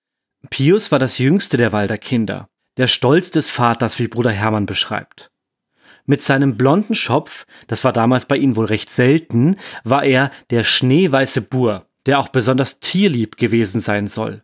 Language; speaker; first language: German; native; German